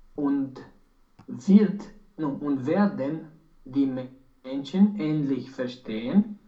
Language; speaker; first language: German; non-native, learner; Romanian